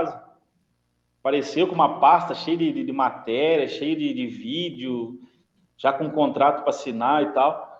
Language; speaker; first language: Portuguese; native; Portuguese